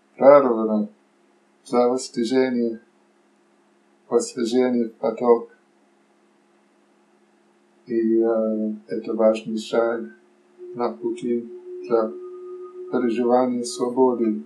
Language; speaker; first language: Russian; non-native, fluent; English